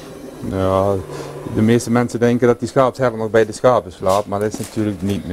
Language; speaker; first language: Dutch; native; Dutch